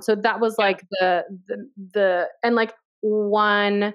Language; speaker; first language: English; early bilingual, other home language; Spanish